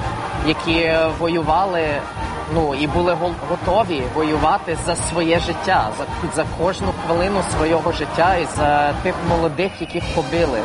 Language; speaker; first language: Ukrainian; non-native, fluent; English